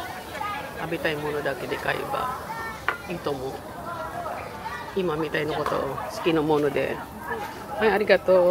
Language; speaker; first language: Japanese; non-native, learner; Filipino